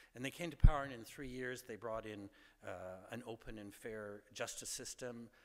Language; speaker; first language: English; native; English